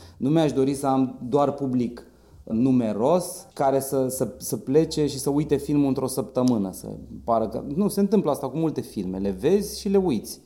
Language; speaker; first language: Romanian; native; Romanian